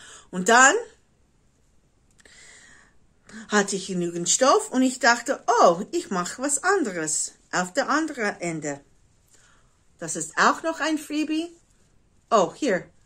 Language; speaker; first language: German; non-native, fluent; English